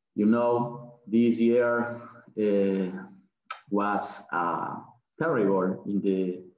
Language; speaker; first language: English; non-native, learner; Spanish